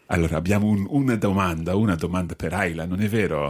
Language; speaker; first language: Italian; non-native, fluent; English